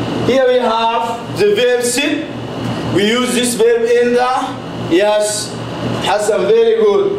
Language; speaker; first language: English; non-native, fluent; Arabic